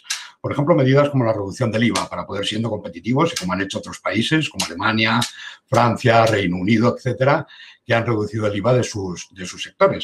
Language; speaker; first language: Spanish; native; Spanish